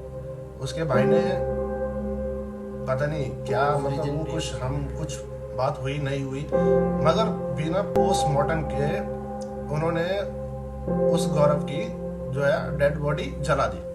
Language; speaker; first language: Hindi; native; Hindi